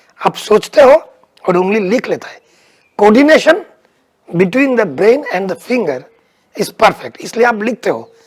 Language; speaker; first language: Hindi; non-native, local second language; Bangla